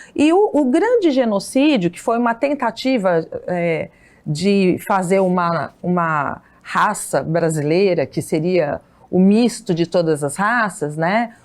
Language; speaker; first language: Portuguese; native; Portuguese